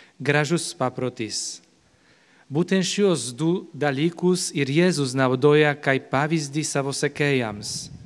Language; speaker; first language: Lithuanian; non-native, fluent; Slovak